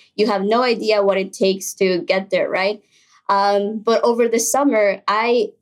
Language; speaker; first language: English; early bilingual, other home language; Spanish